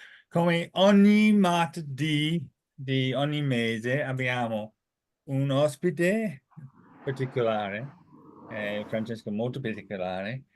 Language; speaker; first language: Italian; non-native, fluent; English